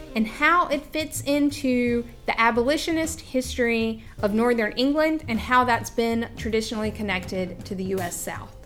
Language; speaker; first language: English; native; English